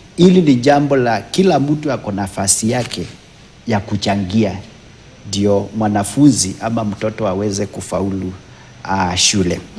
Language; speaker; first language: Swahili; non-native, local second language; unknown